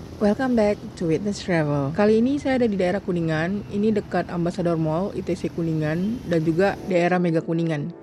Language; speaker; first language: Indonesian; native; Indonesian